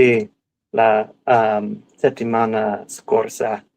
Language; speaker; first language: Italian; non-native, learner; English